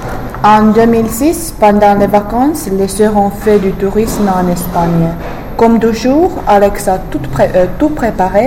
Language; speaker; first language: French; non-native, learner; English